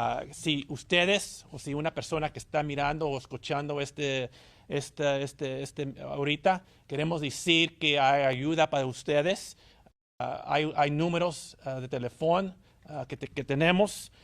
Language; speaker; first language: Spanish; early bilingual, heritage; Spanish